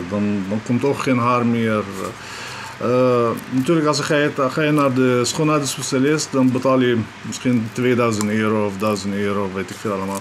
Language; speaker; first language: Dutch; non-native, fluent; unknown